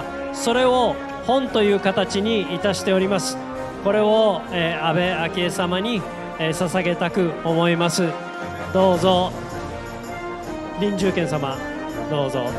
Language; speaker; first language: Japanese; native; Japanese